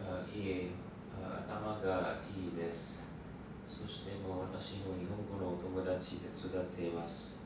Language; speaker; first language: Japanese; non-native, learner; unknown